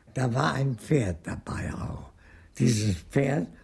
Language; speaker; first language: German; native; German